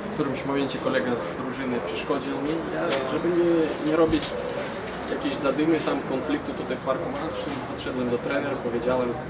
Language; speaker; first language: Polish; non-native, fluent; Russian